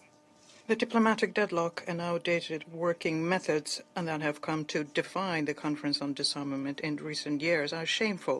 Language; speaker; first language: English; non-native, fluent; Portuguese